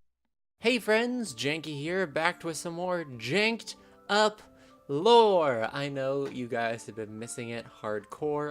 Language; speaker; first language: English; native; English